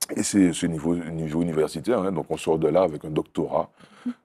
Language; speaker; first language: French; native; French